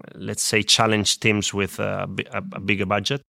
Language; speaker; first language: English; non-native, fluent; Spanish